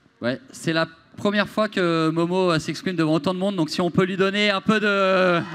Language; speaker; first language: French; native; French